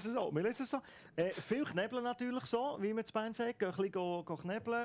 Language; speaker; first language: German; native; German